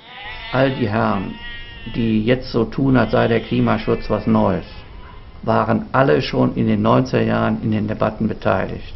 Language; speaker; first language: German; native; German